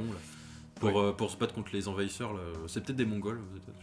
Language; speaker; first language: French; native; French